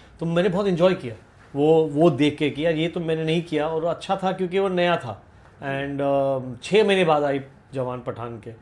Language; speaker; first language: Hindi; native; Hindi